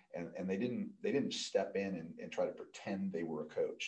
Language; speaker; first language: English; native; English